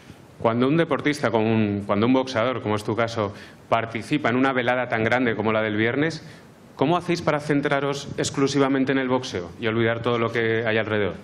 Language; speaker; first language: Spanish; native; Spanish